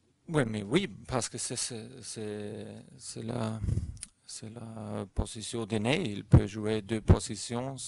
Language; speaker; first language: French; non-native, learner; German